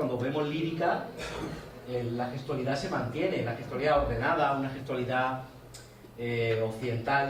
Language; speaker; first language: Spanish; native; Spanish